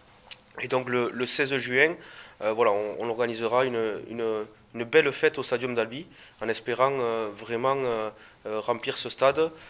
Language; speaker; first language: French; native; French